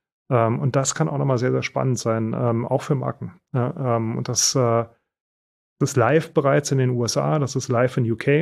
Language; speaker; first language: German; native; German